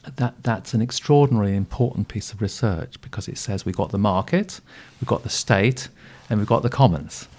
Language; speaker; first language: English; native; English